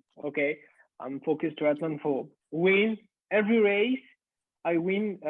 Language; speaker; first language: English; non-native, learner; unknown